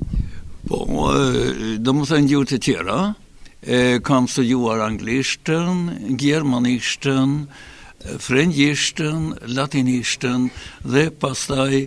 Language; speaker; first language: Albanian; non-native, fluent; Swedish